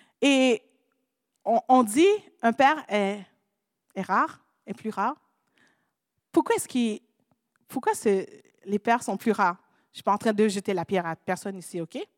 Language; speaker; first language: French; non-native, local second language; Haitian Creole